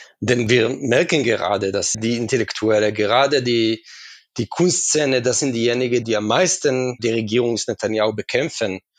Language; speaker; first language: German; non-native, fluent; Hebrew